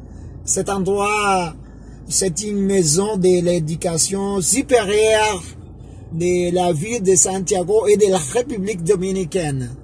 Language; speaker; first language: French; non-native, fluent; Spanish